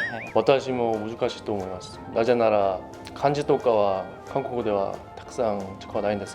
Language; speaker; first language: Japanese; non-native, learner; Korean